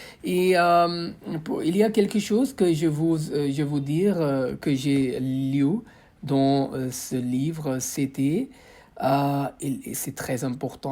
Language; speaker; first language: French; non-native, fluent; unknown